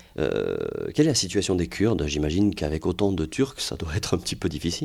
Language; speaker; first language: French; native; French